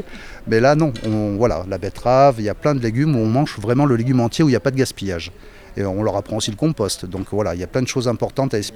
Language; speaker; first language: French; native; French